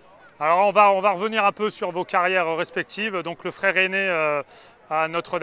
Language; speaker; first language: French; native; French